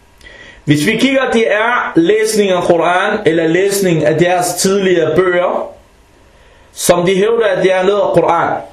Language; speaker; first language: Danish; non-native, fluent; Arabic